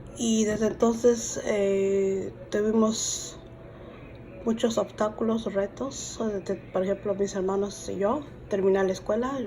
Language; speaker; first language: Spanish; native; Spanish